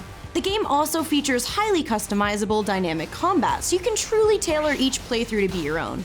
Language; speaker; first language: English; native; English